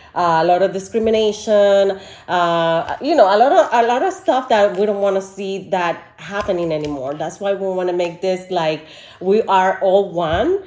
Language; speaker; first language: English; non-native, fluent; Spanish